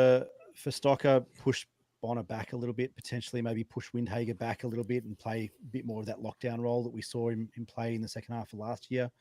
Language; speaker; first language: English; native; English